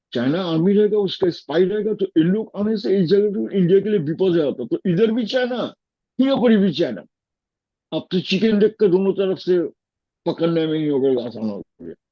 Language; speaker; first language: Hindi; non-native, fluent; Bangla